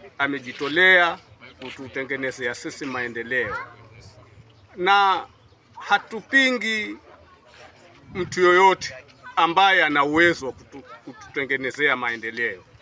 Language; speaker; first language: Swahili; native; Swahili